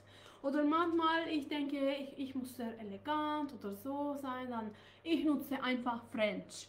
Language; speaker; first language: German; non-native, learner; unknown